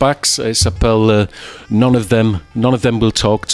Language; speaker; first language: French; non-native, fluent; English